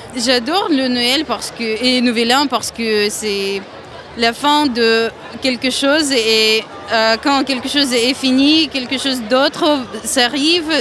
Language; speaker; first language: French; non-native, learner; Russian